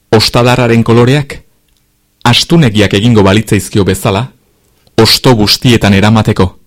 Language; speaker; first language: Basque; native; Basque